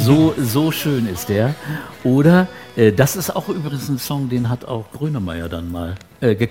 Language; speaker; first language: German; native; German